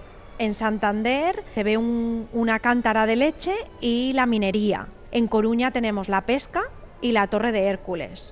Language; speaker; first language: Spanish; native; Spanish